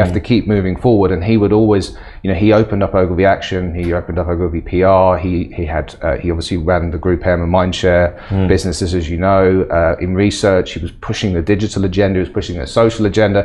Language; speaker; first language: English; native; English